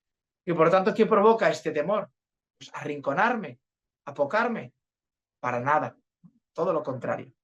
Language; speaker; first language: Spanish; native; Spanish